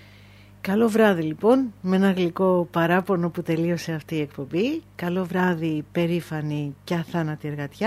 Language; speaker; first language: Greek; native; Greek